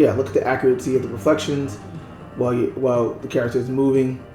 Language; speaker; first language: English; native; English